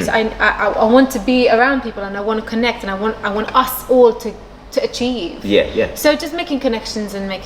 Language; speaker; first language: English; non-native, local second language; Maltese